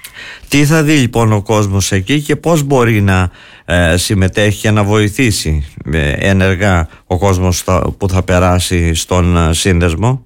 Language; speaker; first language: Greek; native; Greek